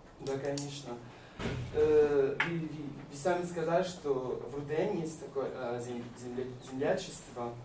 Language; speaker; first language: Russian; non-native, learner; Malagasy